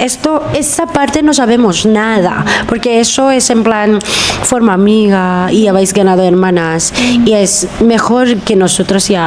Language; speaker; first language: Spanish; non-native, fluent; Filipino